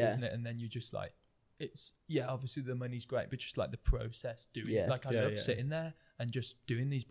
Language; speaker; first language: English; native; English